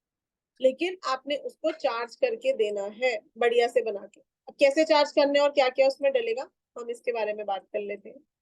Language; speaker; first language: Hindi; native; Hindi